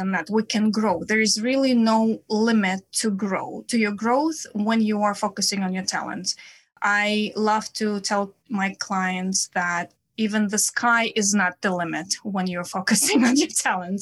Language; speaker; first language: English; non-native, fluent; Russian